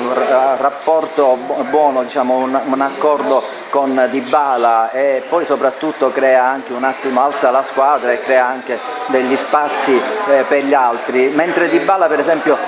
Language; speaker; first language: Italian; native; Italian